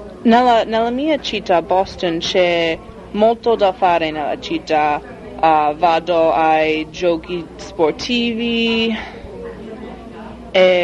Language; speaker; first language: Italian; non-native, learner; English